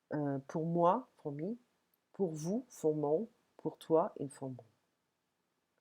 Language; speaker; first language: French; non-native, fluent; English